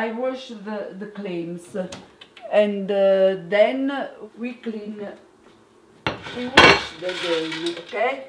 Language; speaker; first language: English; non-native, learner; Italian